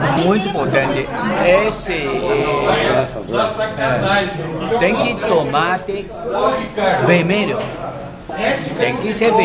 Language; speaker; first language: Portuguese; non-native, learner; Chinese